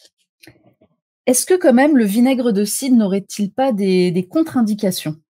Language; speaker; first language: French; native; French